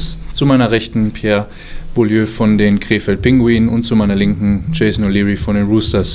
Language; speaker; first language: German; native; German